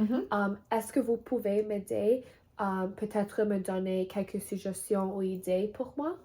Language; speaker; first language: French; non-native, learner; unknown